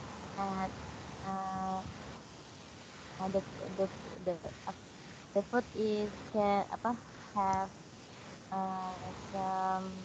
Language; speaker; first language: English; non-native, learner; Indonesian